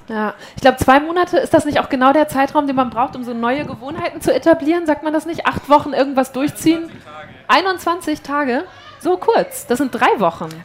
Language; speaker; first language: German; native; German